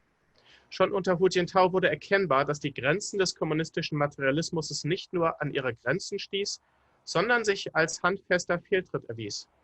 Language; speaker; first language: German; native; German